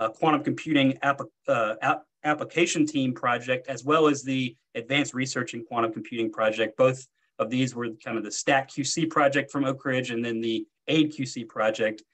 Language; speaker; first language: English; native; English